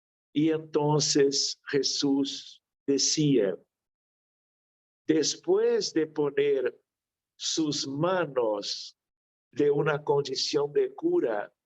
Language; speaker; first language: Spanish; non-native, fluent; Portuguese